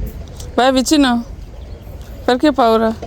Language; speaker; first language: Italian; non-native, learner; Bangla